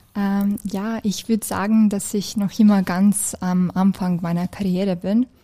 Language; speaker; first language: German; non-native, fluent; Serbian